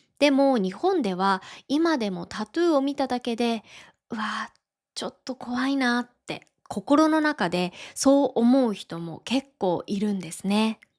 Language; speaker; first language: Japanese; native; Japanese